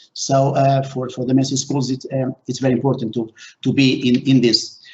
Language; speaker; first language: English; non-native, fluent; Portuguese